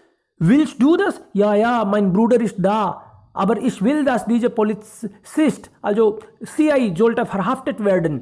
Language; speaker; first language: German; non-native, fluent; Hindi